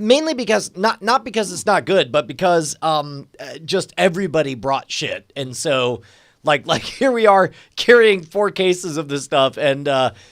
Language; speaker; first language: English; native; English